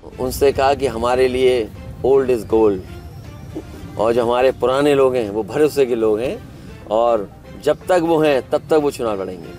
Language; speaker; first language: Hindi; native; Hindi